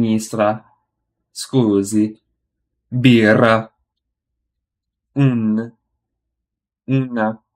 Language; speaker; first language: Italian; non-native, learner; English